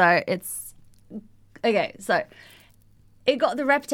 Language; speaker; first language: English; non-native, fluent; Russian